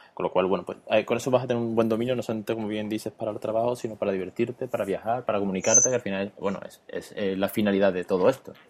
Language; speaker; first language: Spanish; native; Spanish